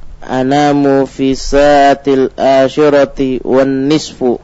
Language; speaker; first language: Arabic; non-native, learner; Indonesian